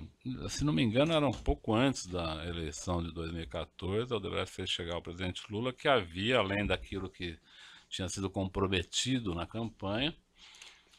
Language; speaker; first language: Portuguese; native; Portuguese